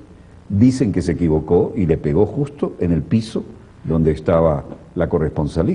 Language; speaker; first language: Spanish; native; Spanish